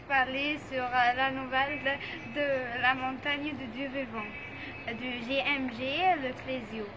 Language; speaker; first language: French; non-native, learner; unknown